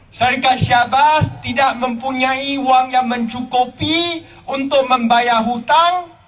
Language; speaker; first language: Malay; non-native, local second language; Chinese